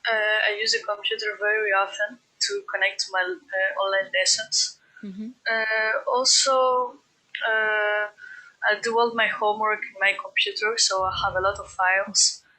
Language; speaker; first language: English; non-native, fluent; Greek